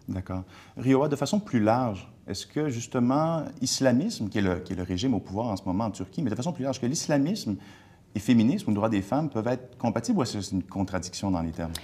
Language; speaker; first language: French; native; French